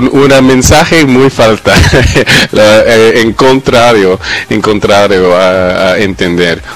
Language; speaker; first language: Spanish; non-native, learner; English